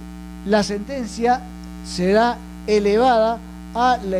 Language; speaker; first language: Spanish; native; Spanish